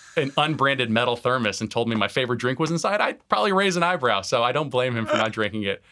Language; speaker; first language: English; native; English